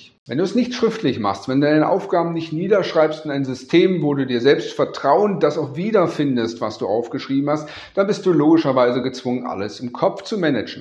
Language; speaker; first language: German; native; German